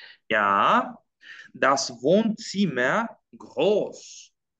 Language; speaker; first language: German; non-native, fluent; Spanish